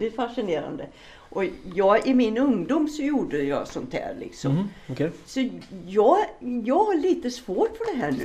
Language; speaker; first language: Swedish; native; Swedish